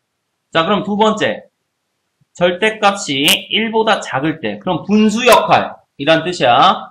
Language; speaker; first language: Korean; native; Korean